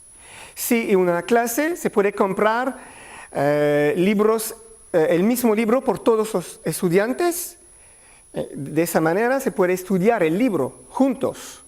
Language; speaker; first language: Spanish; non-native, learner; French